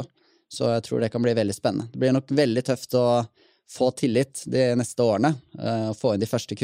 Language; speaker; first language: Norwegian; native; Norwegian